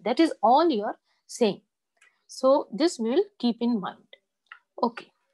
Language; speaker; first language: English; non-native, local second language; Bangla